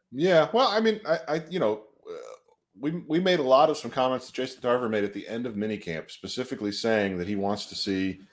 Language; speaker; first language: English; native; English